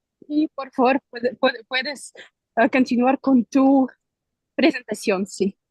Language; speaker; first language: Spanish; non-native, learner; Russian